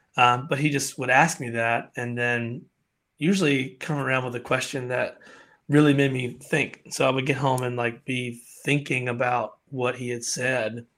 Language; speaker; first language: English; native; English